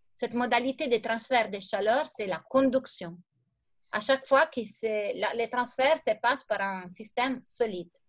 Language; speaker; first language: French; non-native, fluent; Italian